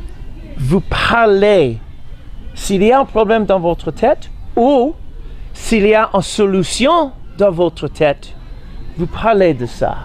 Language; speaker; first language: French; non-native, learner; English